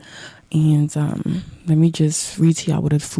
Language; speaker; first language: English; native; English